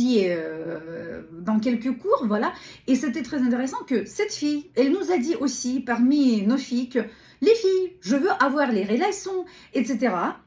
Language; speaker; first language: French; non-native, learner; Russian